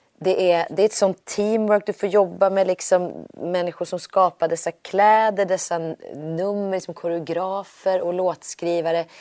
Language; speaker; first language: Swedish; native; Swedish